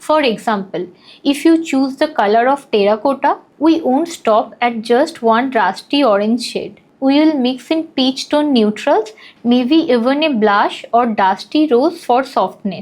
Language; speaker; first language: English; non-native, local second language; Hindi